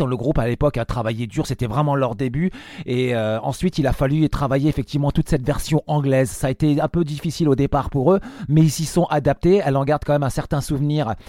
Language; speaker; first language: French; native; French